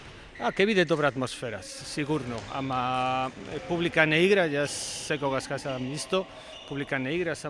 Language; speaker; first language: Macedonian; non-native, learner; Spanish